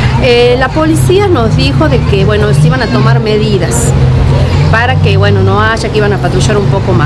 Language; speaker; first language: Spanish; native; Spanish